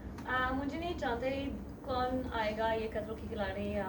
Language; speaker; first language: Hindi; non-native, learner; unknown